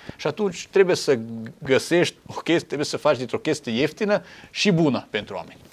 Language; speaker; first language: Romanian; non-native, local second language; Hungarian